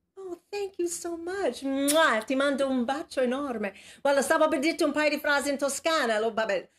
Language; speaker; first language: Italian; non-native, fluent; English